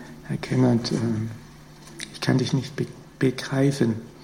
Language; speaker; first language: German; native; German